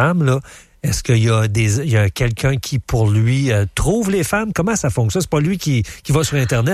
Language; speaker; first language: French; non-native, learner; English